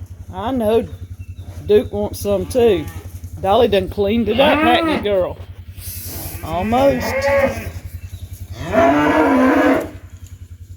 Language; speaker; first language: English; native; English